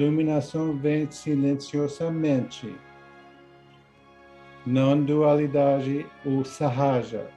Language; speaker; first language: Portuguese; non-native, learner; English